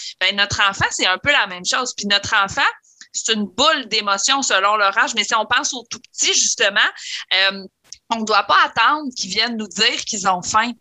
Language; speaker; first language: French; native; French